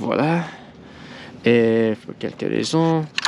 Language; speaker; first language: French; non-native, learner; English